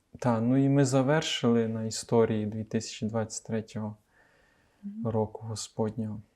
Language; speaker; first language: Ukrainian; native; Ukrainian